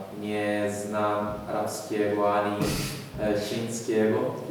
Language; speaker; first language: Polish; non-native, learner; Spanish